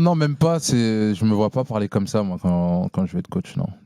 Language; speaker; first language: French; native; French